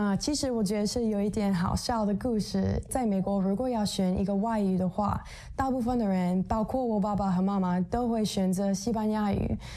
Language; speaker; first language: Chinese; non-native, fluent; English